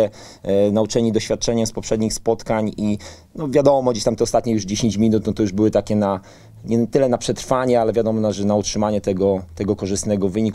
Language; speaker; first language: Polish; native; Polish